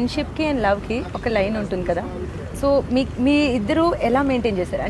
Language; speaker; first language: Telugu; native; Telugu